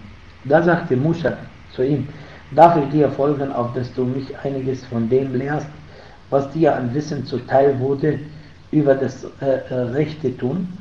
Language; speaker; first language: German; non-native, fluent; Arabic